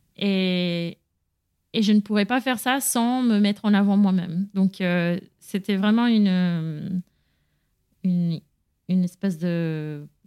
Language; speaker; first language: French; non-native, fluent; Spanish